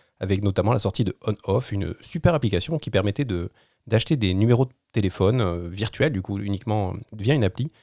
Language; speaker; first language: French; native; French